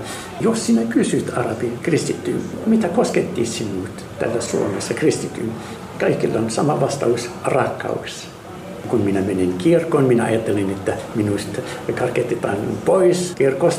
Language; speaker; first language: Finnish; non-native, fluent; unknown